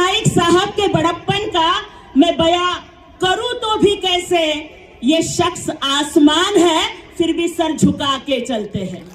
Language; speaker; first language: Hindi; non-native, local second language; Marathi